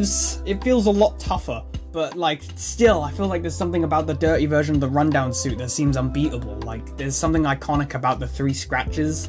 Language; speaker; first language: English; native; English